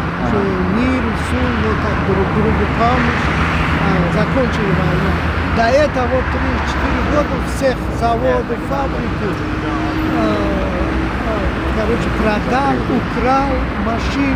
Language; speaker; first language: Russian; non-native, local second language; Tajik